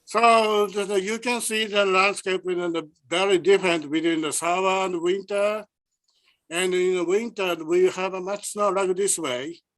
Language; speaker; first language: English; non-native, learner; Japanese